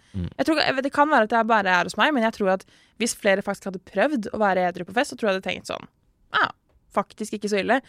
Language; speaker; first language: Norwegian; native; Norwegian